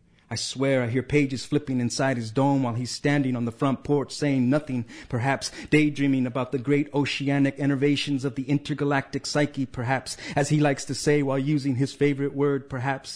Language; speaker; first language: English; native; English